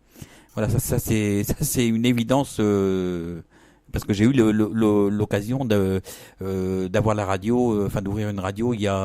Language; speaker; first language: French; native; French